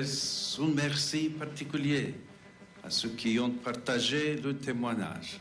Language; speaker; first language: French; non-native, fluent; English